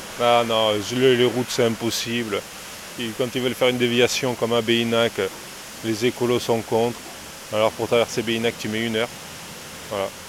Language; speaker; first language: French; native; French